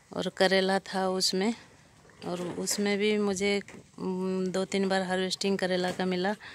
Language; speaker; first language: Hindi; non-native, local second language; Odia